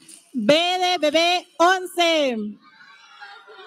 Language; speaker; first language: Spanish; native; Spanish